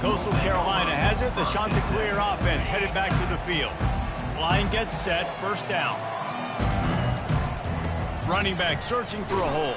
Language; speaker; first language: English; native; English